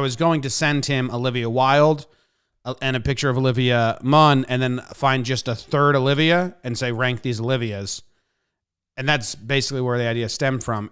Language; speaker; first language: English; native; English